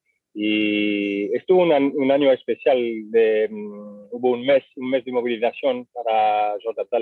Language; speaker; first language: Spanish; non-native, fluent; French